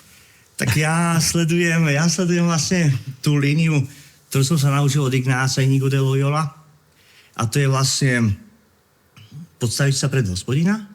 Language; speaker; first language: Slovak; native; Slovak